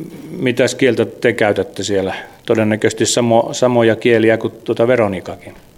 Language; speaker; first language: Finnish; native; Finnish